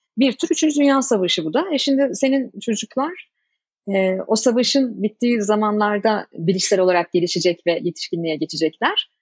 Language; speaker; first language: Turkish; native; Turkish